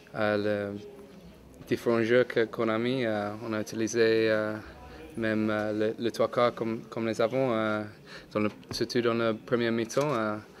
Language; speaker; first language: French; non-native, fluent; English